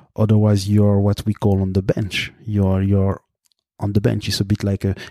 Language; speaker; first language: English; non-native, fluent; French